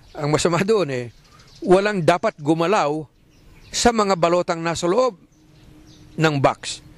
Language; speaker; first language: Filipino; native; Filipino